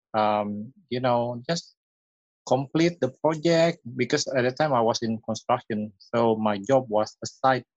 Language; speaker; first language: English; non-native, fluent; Indonesian